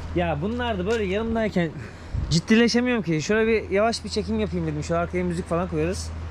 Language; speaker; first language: Turkish; native; Turkish